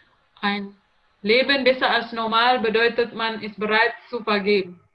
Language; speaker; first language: German; non-native, learner; Indonesian